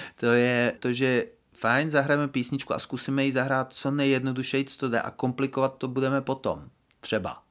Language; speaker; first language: Czech; native; Czech